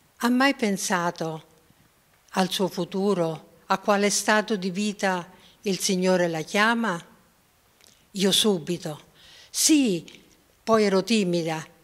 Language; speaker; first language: Italian; native; Italian